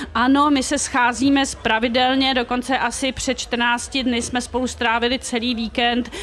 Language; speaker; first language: Czech; native; Czech